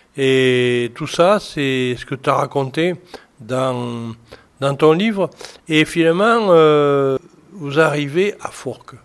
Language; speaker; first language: French; native; French